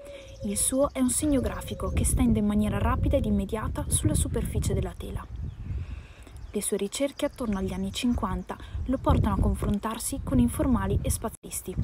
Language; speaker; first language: Italian; native; Italian